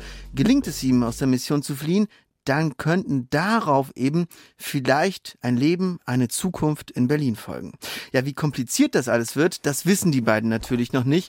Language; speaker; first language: German; native; German